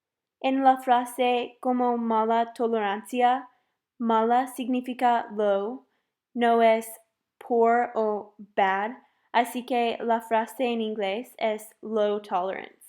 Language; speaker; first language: Spanish; non-native, fluent; English